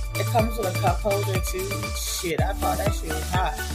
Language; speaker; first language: English; non-native, fluent; Spanish